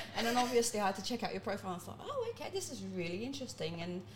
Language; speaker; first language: English; early bilingual, other home language; Cantonese